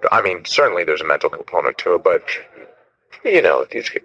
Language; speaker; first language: English; native; English